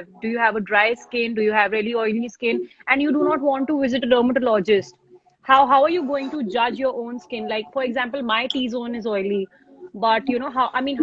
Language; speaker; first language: English; non-native, local second language; Hindi